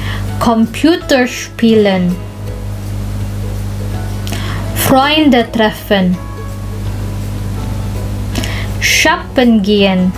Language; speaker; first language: German; non-native, local second language; Filipino